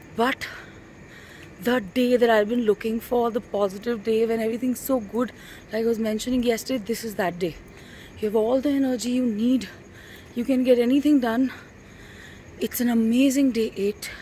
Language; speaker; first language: English; non-native, local second language; Hindi